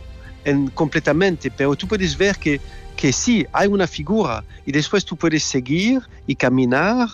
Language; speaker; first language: Spanish; non-native, learner; French